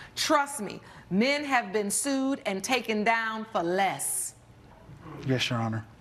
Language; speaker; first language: English; native; English